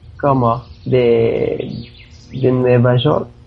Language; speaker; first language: Spanish; non-native, fluent; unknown